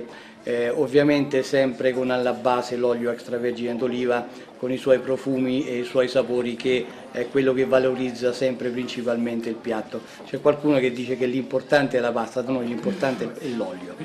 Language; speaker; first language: Italian; native; Italian